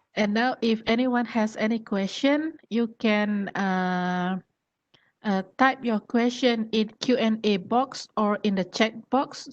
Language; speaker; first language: English; non-native, fluent; Malay